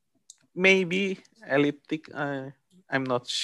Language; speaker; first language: English; non-native, fluent; Indonesian